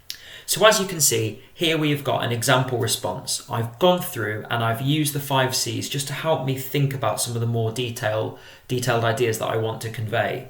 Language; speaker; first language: English; native; English